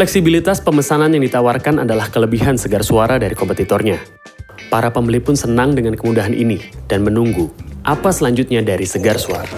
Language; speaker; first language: Indonesian; native; Indonesian